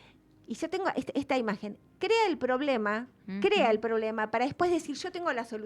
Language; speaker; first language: Spanish; native; Spanish